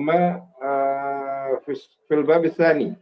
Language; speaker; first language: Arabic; non-native, fluent; Indonesian